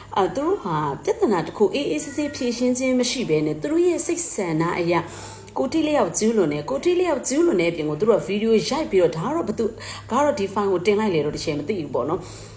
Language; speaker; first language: Burmese; native; Burmese